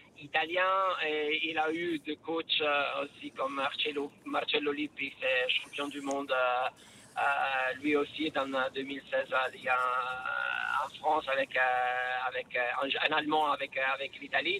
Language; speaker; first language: French; non-native, fluent; Italian